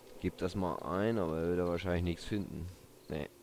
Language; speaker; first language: German; native; German